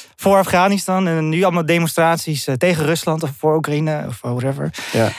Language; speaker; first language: Dutch; early bilingual, other home language; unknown